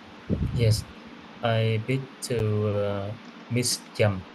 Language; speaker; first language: English; non-native, learner; Vietnamese